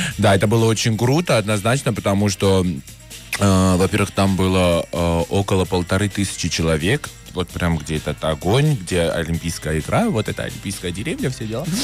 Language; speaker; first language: Russian; early bilingual, other home language; Armenian